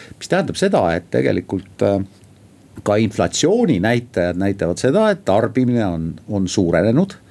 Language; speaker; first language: Estonian; native; Estonian